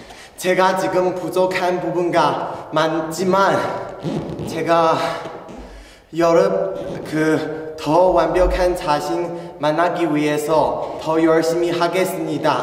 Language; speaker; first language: Korean; non-native, learner; Chinese